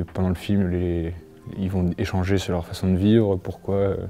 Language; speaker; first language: French; native; French